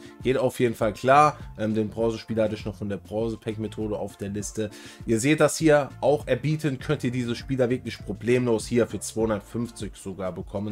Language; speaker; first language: German; native; German